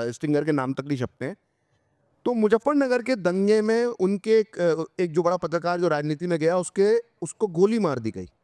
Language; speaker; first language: Hindi; native; Hindi